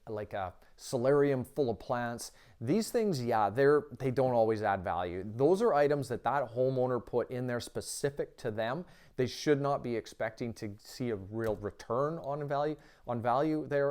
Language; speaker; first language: English; native; English